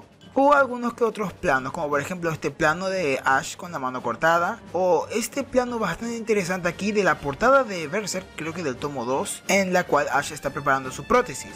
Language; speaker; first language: Spanish; native; Spanish